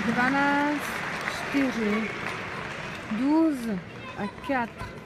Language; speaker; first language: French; non-native, learner; Czech